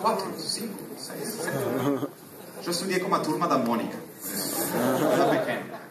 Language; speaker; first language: Portuguese; non-native, learner; Spanish